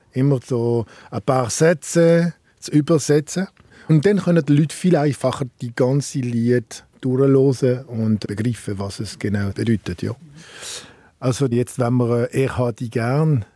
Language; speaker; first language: German; non-native, local second language; Swiss German